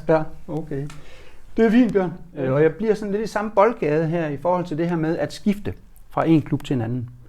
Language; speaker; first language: Danish; native; Danish